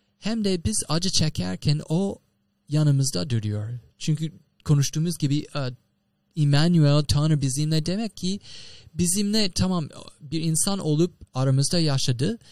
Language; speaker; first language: Turkish; non-native, fluent; English